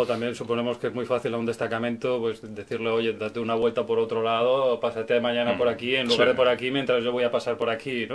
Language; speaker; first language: Spanish; native; Spanish